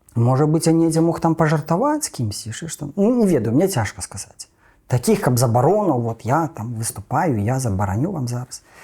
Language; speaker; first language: Belarusian; non-native, local second language; Russian